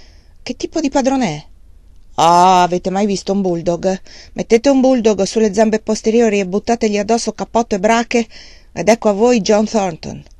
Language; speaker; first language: Italian; native; Italian